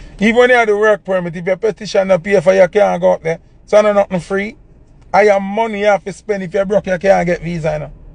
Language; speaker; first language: English; non-native, local second language; Jamaican Creole English